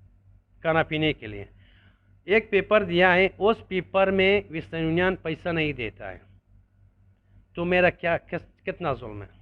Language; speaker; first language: Hindi; non-native, learner; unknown